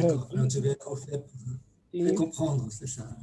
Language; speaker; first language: French; non-native, learner; Japanese